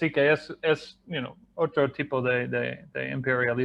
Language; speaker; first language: Spanish; non-native, fluent; English